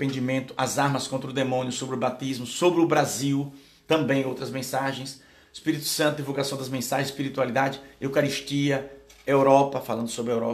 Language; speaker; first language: Portuguese; native; Portuguese